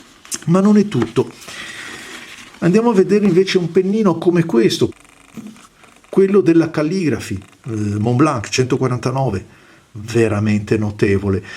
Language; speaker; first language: Italian; native; Italian